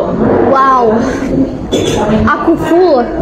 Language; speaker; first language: Indonesian; non-native, learner; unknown